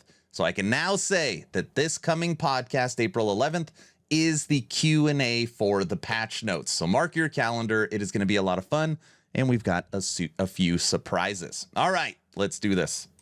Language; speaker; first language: English; native; English